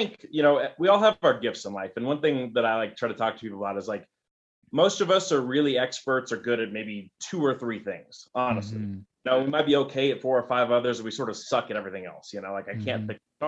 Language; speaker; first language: English; native; English